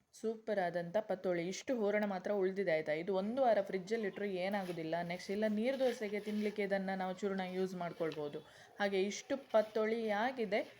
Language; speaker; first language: Kannada; non-native, local second language; Konkani